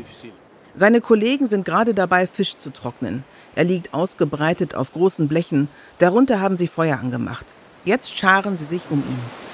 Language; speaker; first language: German; native; German